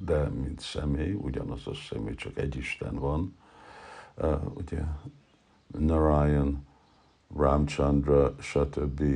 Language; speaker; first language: Hungarian; early bilingual, heritage; Hungarian